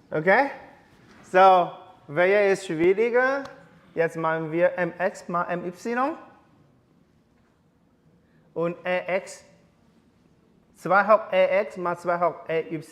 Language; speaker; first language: German; non-native, learner; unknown